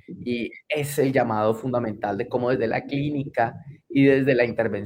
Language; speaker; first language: Spanish; native; Spanish